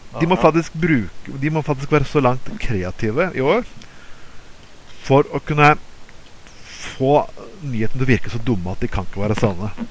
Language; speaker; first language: Norwegian; native; Norwegian